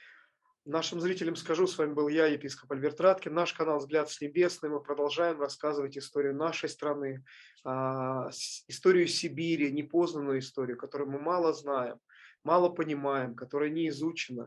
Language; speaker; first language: Russian; native; Russian